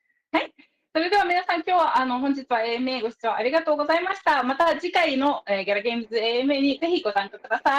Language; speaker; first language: Japanese; native; Japanese